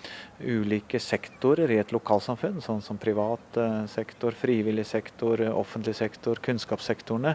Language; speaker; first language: Norwegian; native; Norwegian